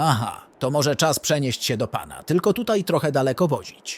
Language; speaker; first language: Polish; native; Polish